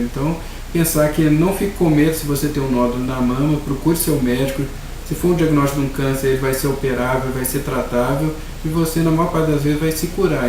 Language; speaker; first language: Portuguese; native; Portuguese